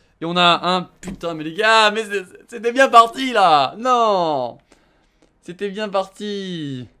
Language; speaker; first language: French; native; French